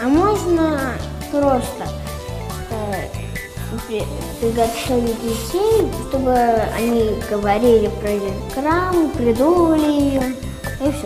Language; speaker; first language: Russian; native; Russian